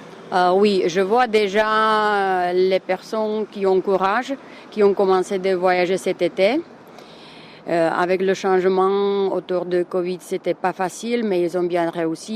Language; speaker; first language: French; non-native, fluent; Czech